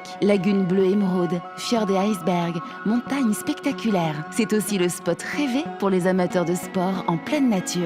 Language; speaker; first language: French; native; French